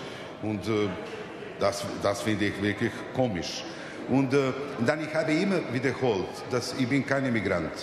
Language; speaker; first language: German; non-native, fluent; Serbian